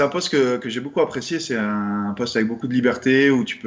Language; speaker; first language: French; native; French